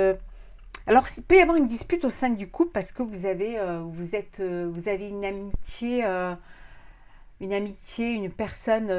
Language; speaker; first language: French; native; French